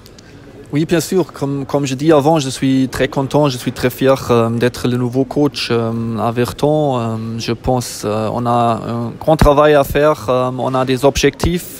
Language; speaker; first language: French; non-native, fluent; German